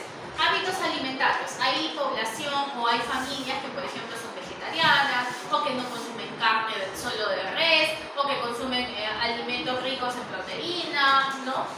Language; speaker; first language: Spanish; native; Spanish